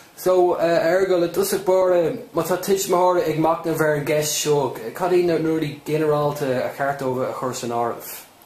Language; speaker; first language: Irish; native; Irish